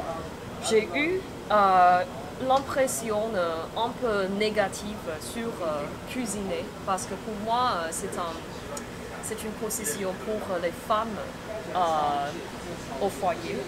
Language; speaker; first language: French; non-native, fluent; Chinese